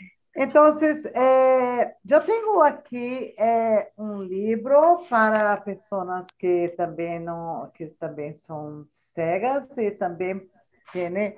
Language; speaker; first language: Spanish; non-native, learner; Portuguese